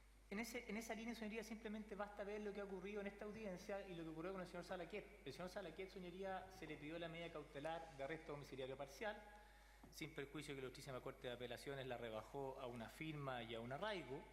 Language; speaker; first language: Spanish; native; Spanish